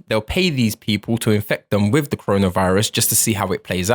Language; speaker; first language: English; native; English